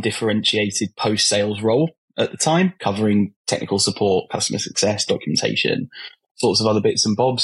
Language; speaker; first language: English; native; English